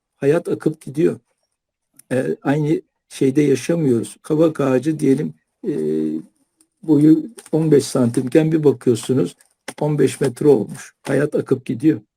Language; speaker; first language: Turkish; native; Turkish